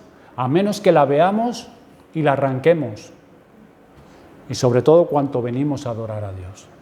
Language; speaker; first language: Spanish; native; Spanish